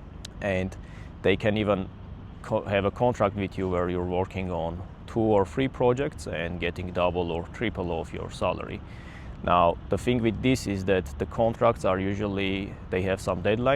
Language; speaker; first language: English; non-native, fluent; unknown